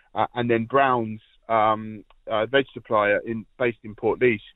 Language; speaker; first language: English; native; English